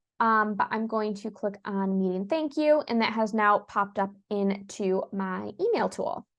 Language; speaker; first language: English; native; English